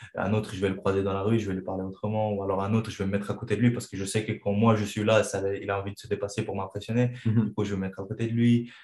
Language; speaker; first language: French; non-native, fluent; Chechen